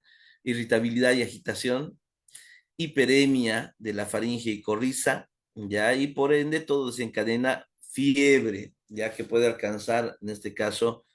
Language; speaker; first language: Spanish; native; Spanish